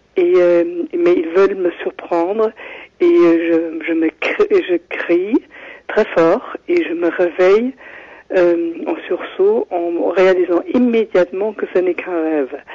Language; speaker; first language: French; non-native, fluent; German